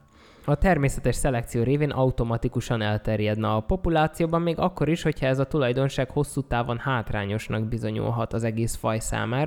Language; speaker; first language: Hungarian; native; Hungarian